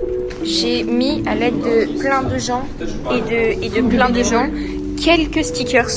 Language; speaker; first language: French; native; French